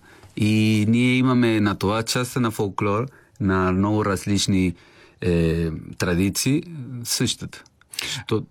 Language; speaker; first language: Bulgarian; non-native, learner; Spanish